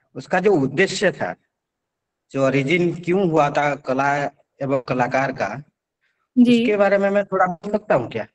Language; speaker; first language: Hindi; non-native, local second language; Odia